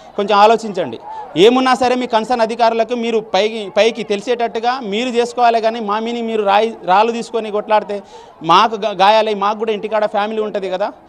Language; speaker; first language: Telugu; non-native, local second language; Lambadi